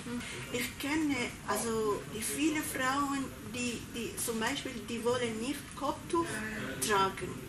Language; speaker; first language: German; non-native, learner; Persian